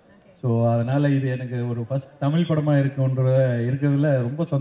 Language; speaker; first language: Tamil; early bilingual, heritage; Tamil